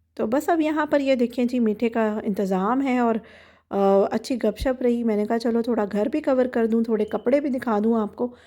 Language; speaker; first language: Urdu; native; Urdu